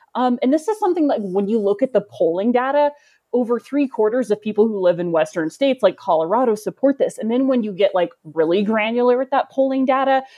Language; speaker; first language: English; native; English